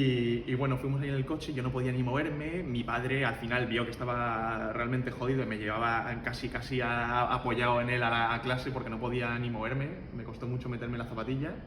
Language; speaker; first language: Spanish; native; Spanish